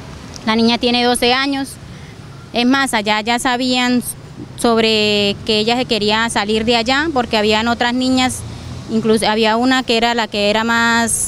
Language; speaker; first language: Spanish; native; Spanish